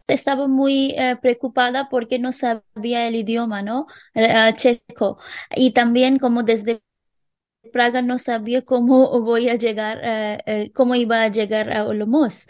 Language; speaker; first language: Spanish; non-native, local second language; Hindi